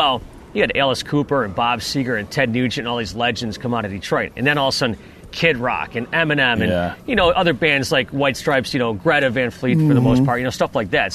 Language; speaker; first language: English; native; English